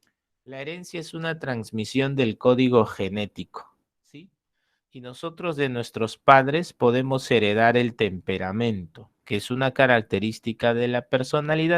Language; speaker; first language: Spanish; native; Spanish